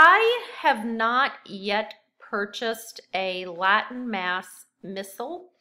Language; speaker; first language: English; native; English